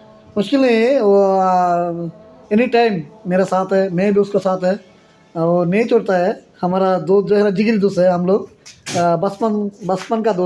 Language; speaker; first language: Hindi; non-native, fluent; Bangla